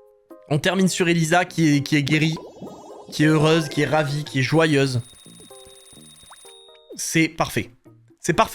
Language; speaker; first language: French; native; French